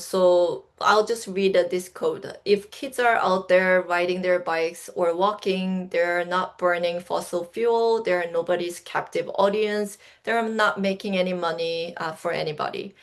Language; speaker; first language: English; non-native, fluent; Korean